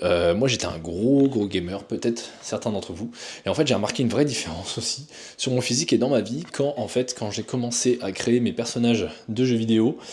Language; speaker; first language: French; native; French